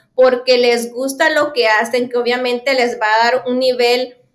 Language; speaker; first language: Spanish; native; Spanish